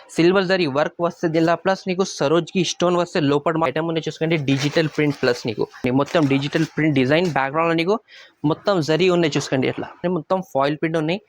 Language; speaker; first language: Telugu; non-native, local second language; Urdu